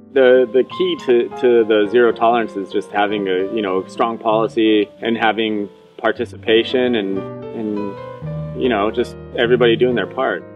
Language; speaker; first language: English; native; English